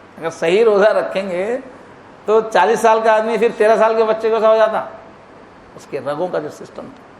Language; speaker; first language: Urdu; native; Urdu